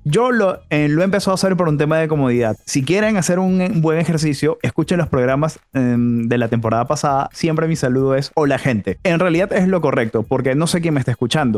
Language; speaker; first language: Spanish; native; Spanish